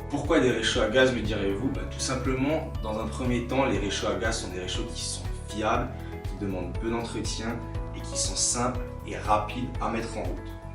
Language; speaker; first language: French; native; French